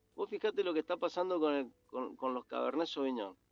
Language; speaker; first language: Spanish; native; Spanish